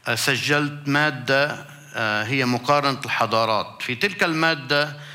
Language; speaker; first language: Arabic; native; Arabic